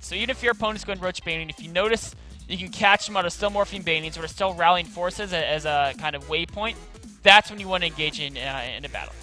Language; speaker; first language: English; native; English